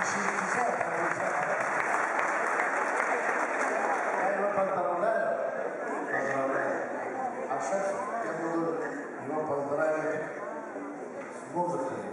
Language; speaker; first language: Russian; non-native, fluent; Azerbaijani